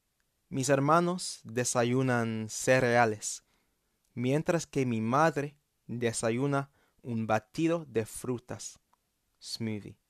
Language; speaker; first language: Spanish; non-native, fluent; English